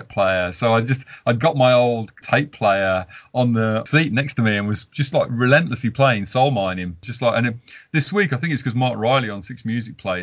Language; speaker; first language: English; native; English